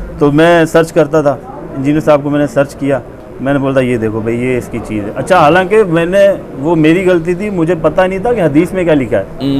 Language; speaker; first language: Urdu; non-native, local second language; Punjabi